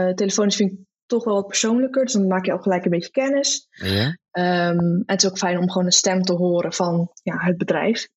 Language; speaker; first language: Dutch; native; Dutch